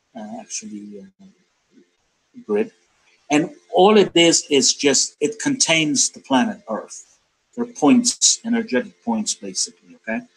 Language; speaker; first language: English; non-native, fluent; Persian